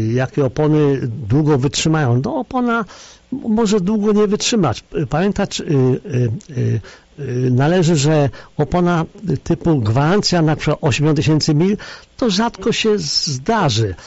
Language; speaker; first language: Polish; native; Polish